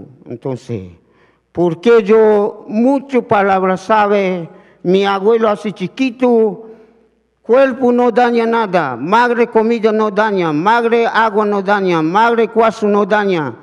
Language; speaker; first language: Spanish; non-native, learner; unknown